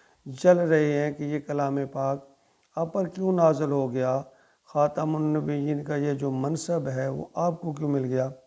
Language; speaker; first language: Urdu; native; Urdu